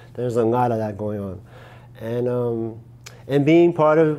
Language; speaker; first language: English; native; English